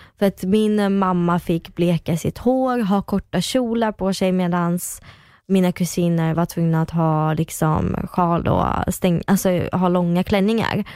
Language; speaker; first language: Swedish; early bilingual, other home language; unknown